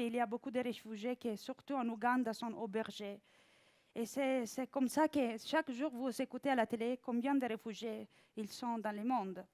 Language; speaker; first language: French; non-native, fluent; Italian